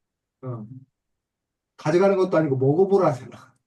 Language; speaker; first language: Korean; native; Korean